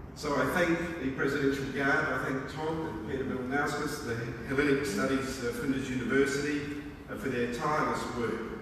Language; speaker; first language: English; early bilingual, other home language; Greek